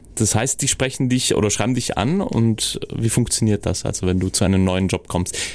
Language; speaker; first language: German; native; German